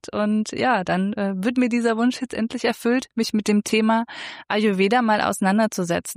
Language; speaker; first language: German; native; German